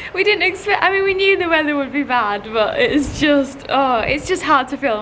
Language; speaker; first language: English; native; English